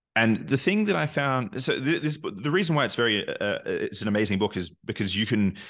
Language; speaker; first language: English; native; English